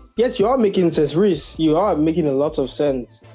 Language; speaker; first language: English; non-native, local second language; Yoruba